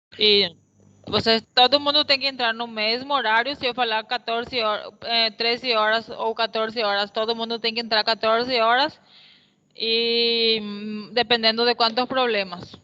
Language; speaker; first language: Portuguese; non-native, fluent; Spanish